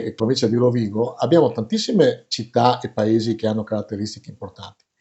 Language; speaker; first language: Italian; native; Italian